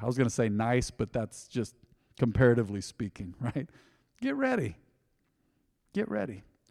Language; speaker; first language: English; early bilingual, other home language; Spanish